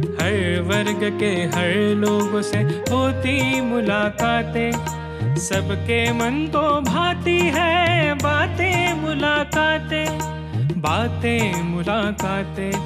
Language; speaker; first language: Hindi; native; Hindi